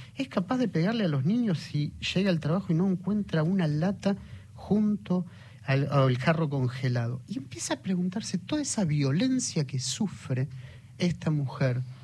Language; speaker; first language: Spanish; native; Spanish